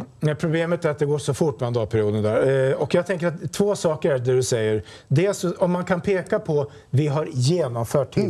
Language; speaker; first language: Swedish; native; Swedish